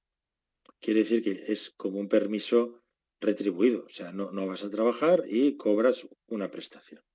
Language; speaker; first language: Spanish; native; Spanish